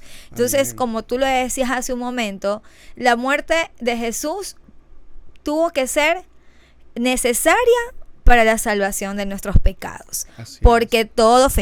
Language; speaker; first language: Spanish; native; Spanish